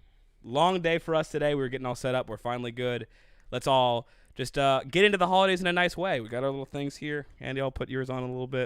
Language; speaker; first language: English; native; English